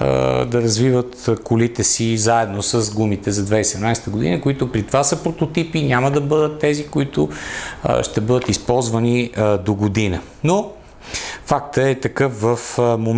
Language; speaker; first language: Bulgarian; native; Bulgarian